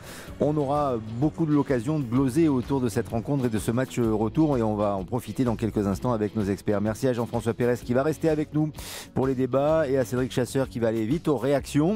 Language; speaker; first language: French; native; French